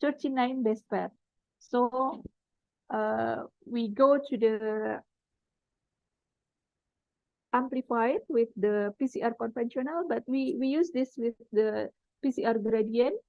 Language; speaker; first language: English; non-native, fluent; Indonesian